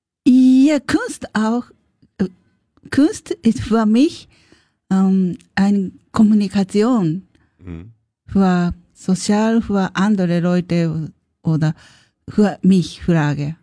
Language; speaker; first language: German; non-native, learner; Japanese